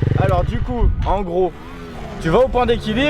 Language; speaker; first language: French; native; French